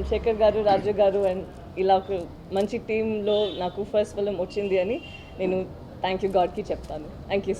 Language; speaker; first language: Telugu; non-native, local second language; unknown